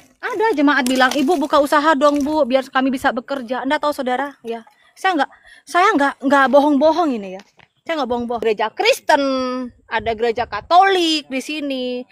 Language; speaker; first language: Indonesian; non-native, local second language; Madurese